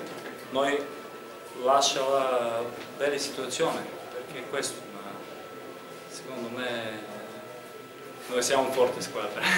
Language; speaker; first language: Italian; non-native, learner; Bulgarian